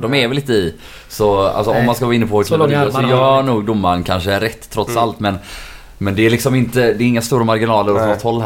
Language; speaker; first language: Swedish; native; Swedish